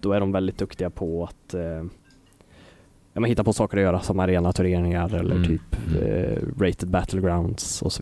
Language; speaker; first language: Swedish; native; Swedish